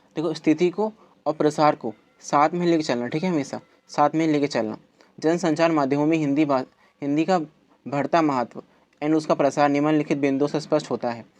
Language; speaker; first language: Hindi; native; Hindi